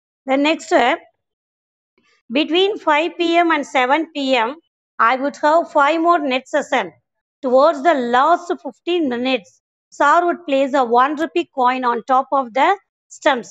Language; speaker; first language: English; non-native, local second language; Tamil